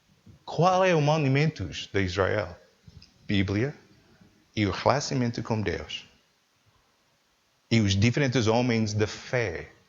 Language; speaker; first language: Portuguese; non-native, learner; English